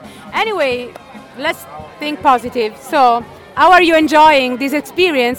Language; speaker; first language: English; non-native, fluent; Italian